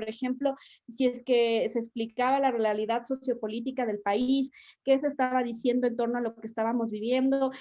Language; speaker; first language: Spanish; native; Spanish